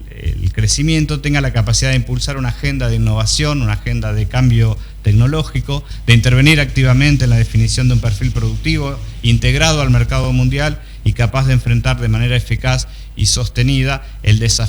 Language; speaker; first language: Spanish; native; Spanish